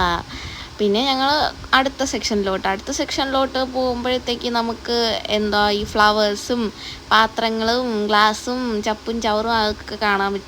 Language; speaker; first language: Malayalam; native; Malayalam